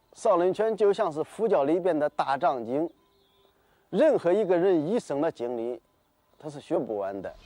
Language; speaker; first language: Chinese; native; Chinese